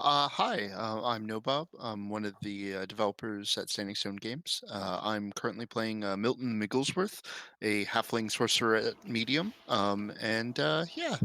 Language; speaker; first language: English; native; English